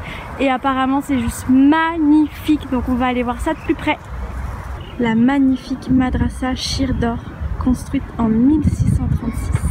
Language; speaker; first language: French; native; French